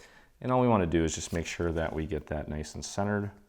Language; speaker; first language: English; native; English